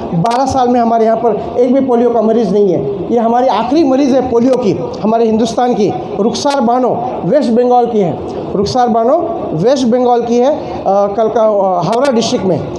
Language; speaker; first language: Hindi; non-native, local second language; Marathi